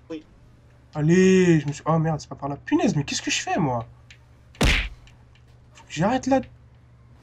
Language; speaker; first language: French; native; French